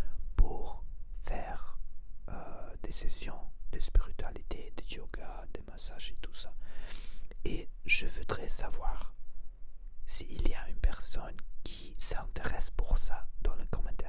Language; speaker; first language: French; non-native, learner; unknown